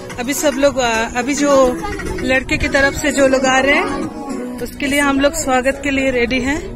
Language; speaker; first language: Hindi; non-native, local second language; Santali